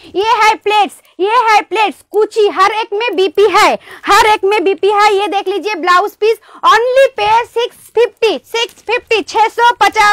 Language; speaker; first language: Hindi; non-native, local second language; Bangla